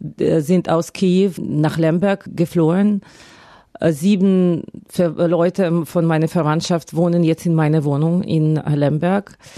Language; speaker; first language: German; non-native, fluent; Ukrainian